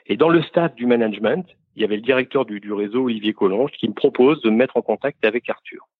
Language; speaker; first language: French; native; French